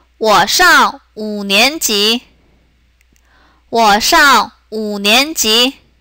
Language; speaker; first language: Chinese; non-native, fluent; Korean